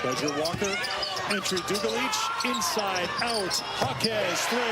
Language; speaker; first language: English; native; English